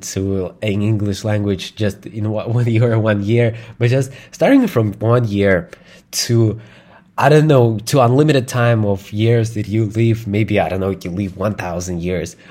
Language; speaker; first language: English; non-native, fluent; Russian